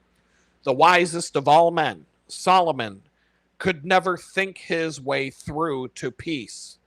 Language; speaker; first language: English; native; English